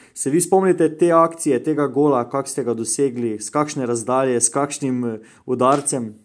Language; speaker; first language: Slovenian; native; Slovenian